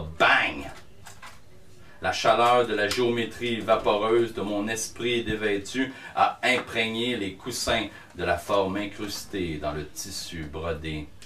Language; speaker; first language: French; native; French